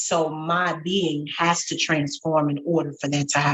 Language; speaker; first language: English; native; English